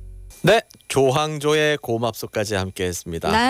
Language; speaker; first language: Korean; native; Korean